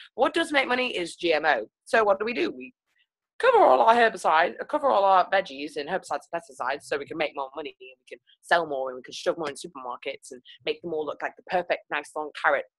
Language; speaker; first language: English; native; English